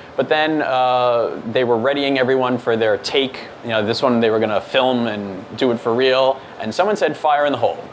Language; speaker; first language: English; native; English